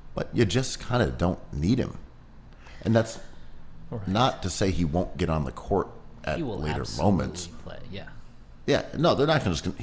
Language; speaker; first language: English; native; English